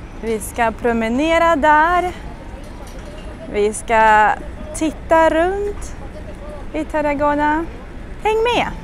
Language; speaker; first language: Swedish; non-native, fluent; Russian